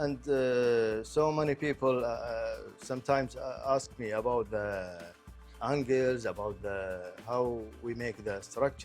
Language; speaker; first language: English; non-native, local second language; Arabic